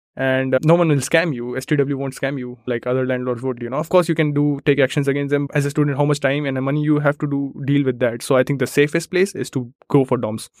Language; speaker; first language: English; non-native, local second language; Hindi